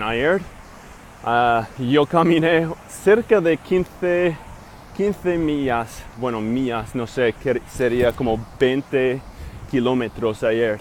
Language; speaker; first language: Spanish; non-native, fluent; English